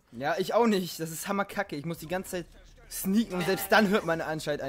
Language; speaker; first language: German; native; German